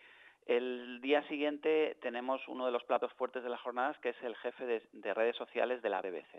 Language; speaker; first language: Spanish; native; Spanish